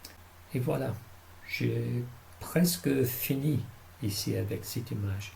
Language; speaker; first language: French; non-native, fluent; English